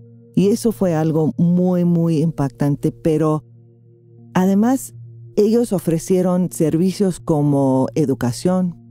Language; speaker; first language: Spanish; non-native, fluent; English